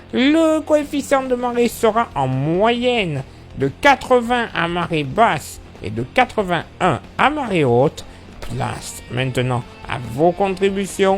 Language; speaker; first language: French; native; French